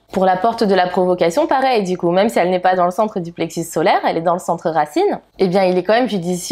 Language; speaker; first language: French; native; French